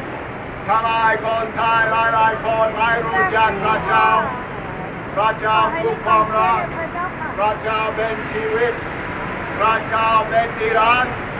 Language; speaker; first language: Thai; non-native, learner; English